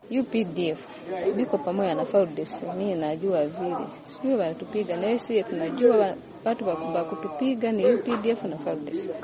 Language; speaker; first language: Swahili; non-native, local second language; Ganda